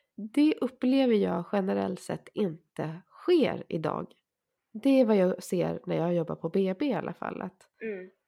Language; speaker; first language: Swedish; native; Swedish